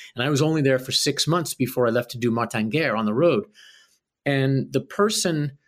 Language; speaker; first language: English; native; English